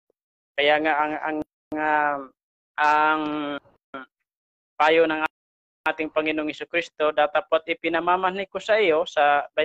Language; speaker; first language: Filipino; native; Filipino